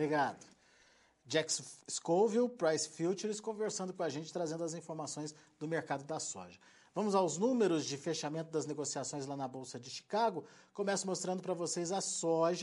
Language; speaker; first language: Portuguese; native; Portuguese